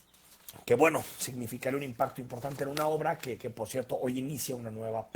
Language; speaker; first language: Spanish; native; Spanish